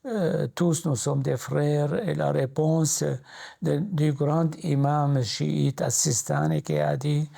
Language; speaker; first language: French; non-native, fluent; Arabic